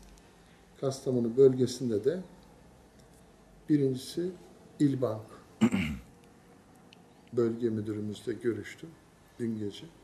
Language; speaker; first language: Turkish; native; Turkish